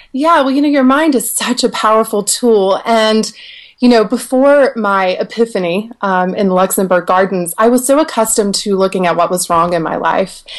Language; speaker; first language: English; native; English